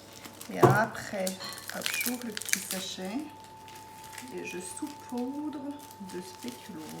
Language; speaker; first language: French; native; French